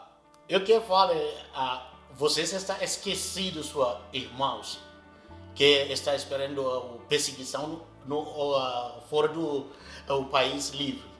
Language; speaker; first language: Portuguese; non-native, learner; Arabic